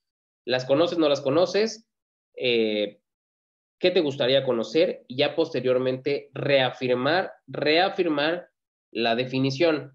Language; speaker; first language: Spanish; native; Spanish